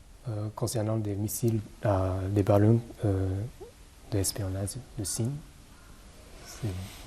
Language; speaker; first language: French; non-native, fluent; Japanese